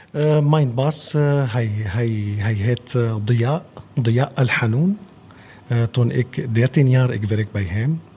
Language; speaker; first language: Dutch; non-native, learner; Arabic